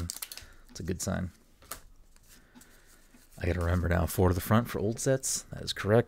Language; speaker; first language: English; native; English